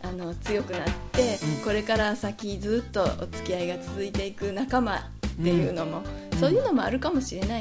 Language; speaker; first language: Japanese; native; Japanese